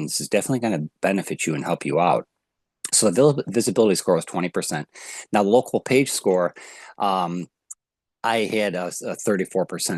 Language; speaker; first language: English; native; English